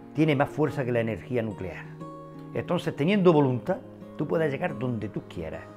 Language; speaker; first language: Spanish; native; Spanish